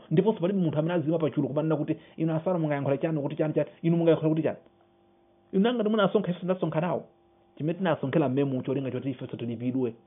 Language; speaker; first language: Nyanja; non-native, local second language; Yao